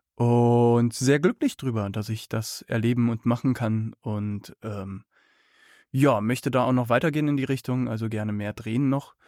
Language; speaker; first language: German; native; German